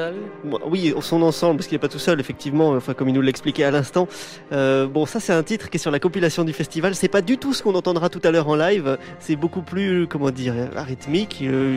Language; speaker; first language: French; native; French